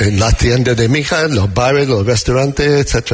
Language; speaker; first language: Spanish; non-native, learner; English